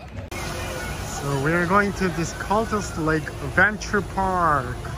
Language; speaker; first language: English; non-native, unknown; Korean